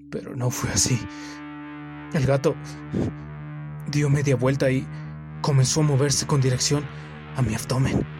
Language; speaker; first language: Spanish; native; Spanish